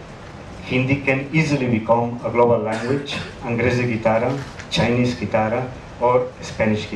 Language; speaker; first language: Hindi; non-native, fluent; Catalan